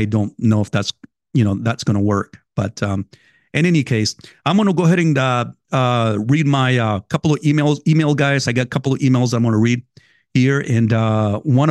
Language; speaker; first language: English; non-native, fluent; Spanish